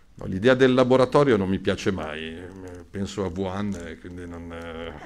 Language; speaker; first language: Italian; native; Italian